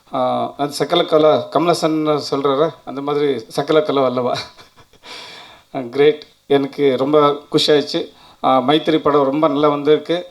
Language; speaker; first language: Tamil; non-native, learner; Kannada